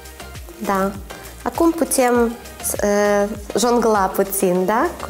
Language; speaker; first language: Romanian; non-native, local second language; Russian